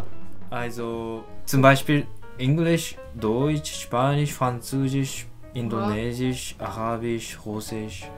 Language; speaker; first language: German; non-native, learner; Japanese